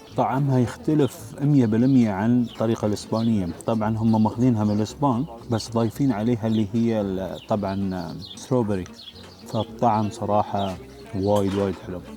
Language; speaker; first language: Arabic; native; Arabic